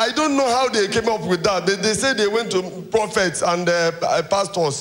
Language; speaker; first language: English; non-native, local second language; Igbo